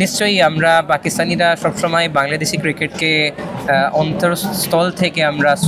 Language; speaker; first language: Bangla; non-native, fluent; Urdu